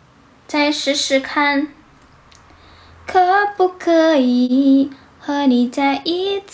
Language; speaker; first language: Chinese; non-native, learner; Indonesian